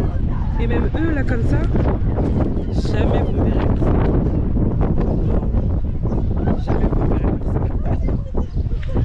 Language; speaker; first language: French; native; French